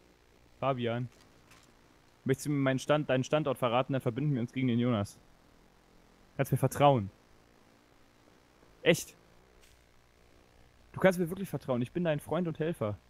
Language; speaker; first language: German; native; German